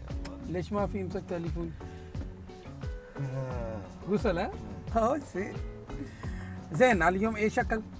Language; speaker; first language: Arabic; non-native, learner; Hindi